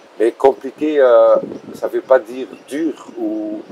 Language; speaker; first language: French; non-native, local second language; Dutch